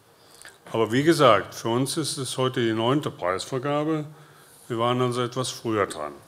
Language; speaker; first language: German; native; German